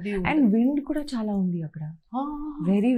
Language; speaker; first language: Telugu; non-native, learner; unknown